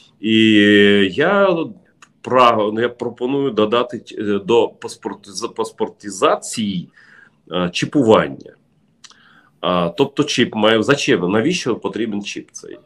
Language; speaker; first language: Ukrainian; non-native, local second language; Russian